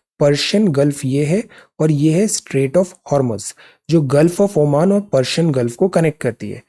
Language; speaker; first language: Hindi; native; Hindi